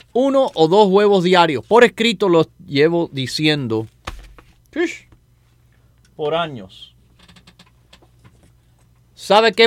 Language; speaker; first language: Spanish; native; Spanish